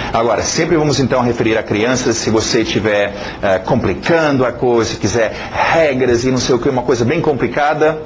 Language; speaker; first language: Portuguese; non-native, fluent; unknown